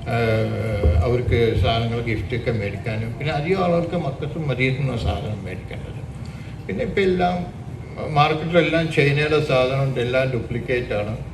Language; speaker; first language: Malayalam; early bilingual, heritage; Malayalam